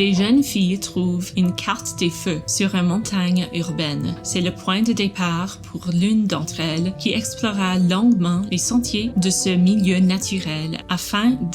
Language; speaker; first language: French; non-native, learner; English